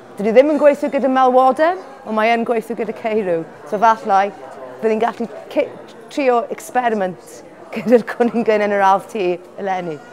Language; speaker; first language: Welsh; non-native, learner; English